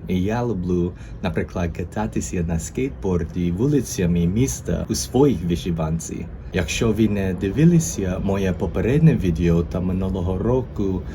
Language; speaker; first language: Ukrainian; non-native, learner; English